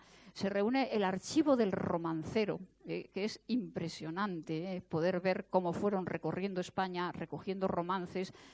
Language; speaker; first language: Spanish; native; Spanish